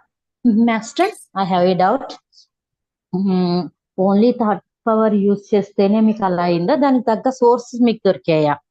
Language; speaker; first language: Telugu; native; Telugu